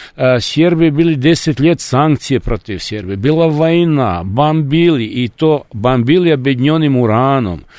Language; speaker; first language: Russian; non-native, fluent; Serbian